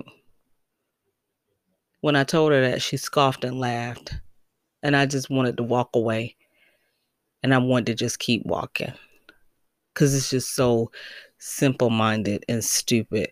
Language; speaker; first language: English; native; English